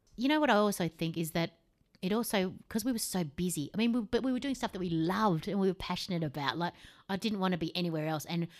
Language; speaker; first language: English; native; English